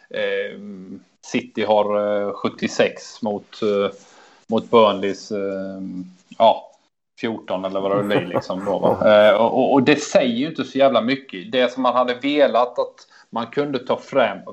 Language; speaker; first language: Swedish; native; Swedish